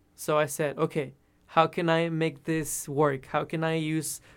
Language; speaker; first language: English; non-native, fluent; Spanish